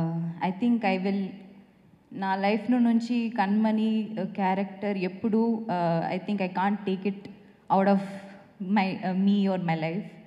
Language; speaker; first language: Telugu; non-native, fluent; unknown